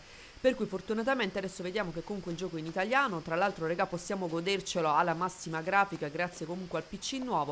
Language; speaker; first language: Italian; native; Italian